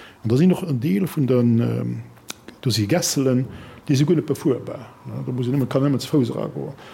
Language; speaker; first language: Luxembourgish; early bilingual, other home language; Italian